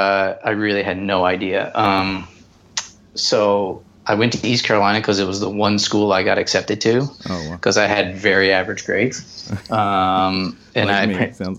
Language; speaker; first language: English; native; English